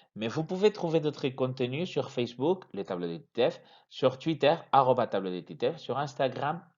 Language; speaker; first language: French; non-native, fluent; Spanish